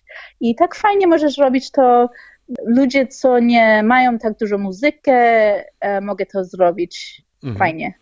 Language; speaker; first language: Polish; early bilingual, heritage; Polish